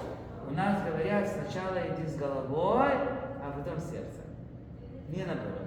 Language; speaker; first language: Russian; early bilingual, heritage; Russian